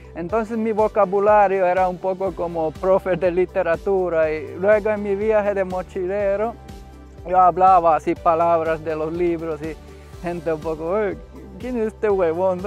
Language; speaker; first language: Spanish; non-native, fluent; Finnish